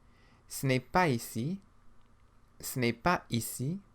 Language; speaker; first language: French; non-native, fluent; English